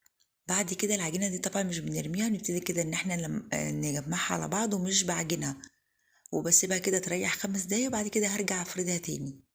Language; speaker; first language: Arabic; native; Arabic